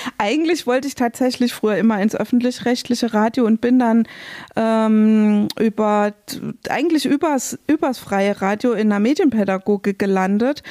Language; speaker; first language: German; native; German